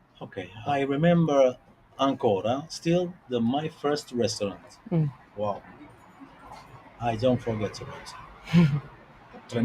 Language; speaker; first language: English; non-native, learner; Italian